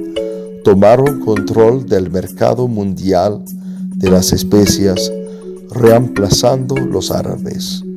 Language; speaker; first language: Spanish; non-native, fluent; English